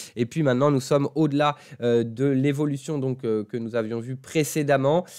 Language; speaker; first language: French; native; French